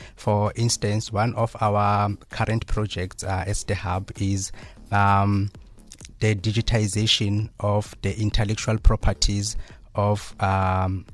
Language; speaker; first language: English; non-native, local second language; Southern Sotho